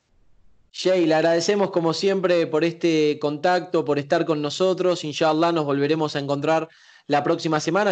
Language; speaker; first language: Spanish; native; Spanish